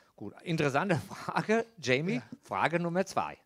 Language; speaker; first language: German; native; German